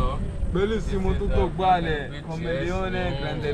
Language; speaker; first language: Italian; non-native, learner; Swahili